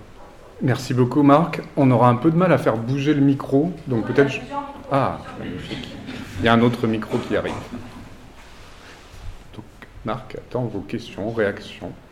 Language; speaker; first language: French; native; French